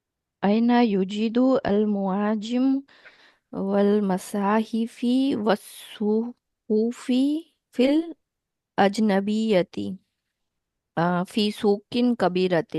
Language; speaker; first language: Arabic; non-native, learner; Urdu